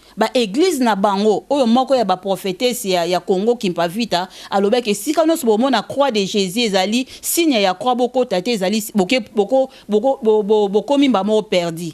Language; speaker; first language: Lingala; non-native, local second language; Kongo